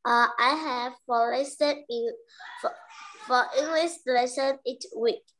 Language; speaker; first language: English; non-native, learner; Vietnamese